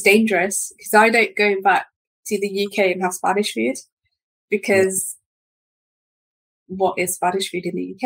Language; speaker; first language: English; native; English